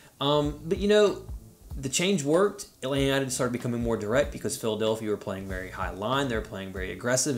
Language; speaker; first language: English; native; English